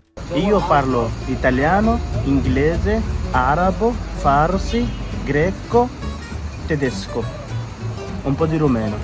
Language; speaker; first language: Italian; non-native, learner; Urdu